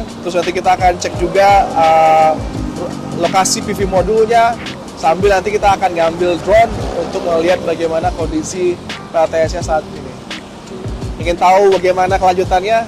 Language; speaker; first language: Indonesian; native; Indonesian